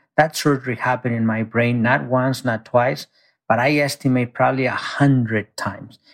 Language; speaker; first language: English; early bilingual, other home language; Spanish